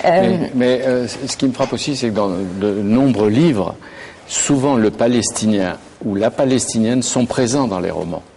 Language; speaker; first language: French; native; French